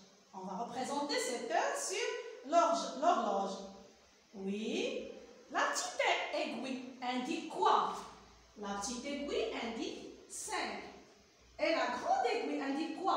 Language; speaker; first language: French; non-native, local second language; Arabic